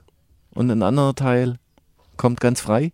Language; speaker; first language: German; native; German